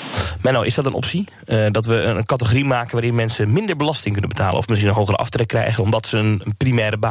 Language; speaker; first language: Dutch; native; Dutch